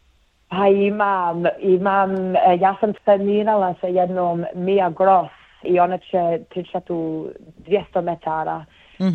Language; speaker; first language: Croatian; early bilingual, heritage; Bosnian